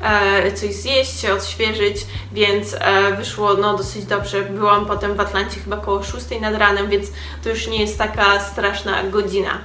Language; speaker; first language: Polish; native; Polish